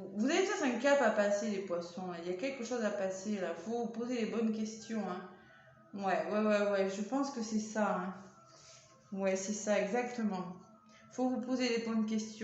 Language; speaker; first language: French; native; French